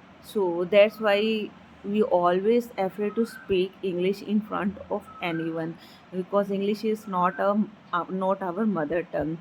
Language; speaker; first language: English; non-native, learner; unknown